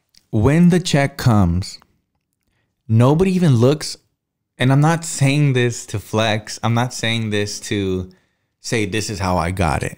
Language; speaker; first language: English; early bilingual, other home language; Spanish